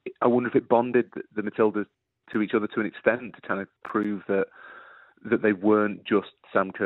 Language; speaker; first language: English; native; English